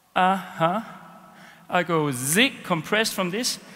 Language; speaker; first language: English; non-native, fluent; Danish